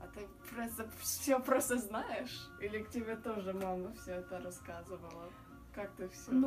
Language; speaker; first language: Russian; early bilingual, heritage; Russian